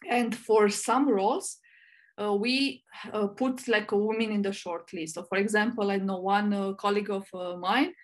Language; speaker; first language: English; non-native, fluent; Romanian